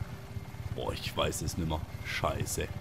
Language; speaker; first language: German; native; German